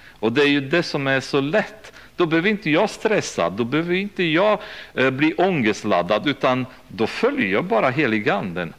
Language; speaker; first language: Swedish; native; Swedish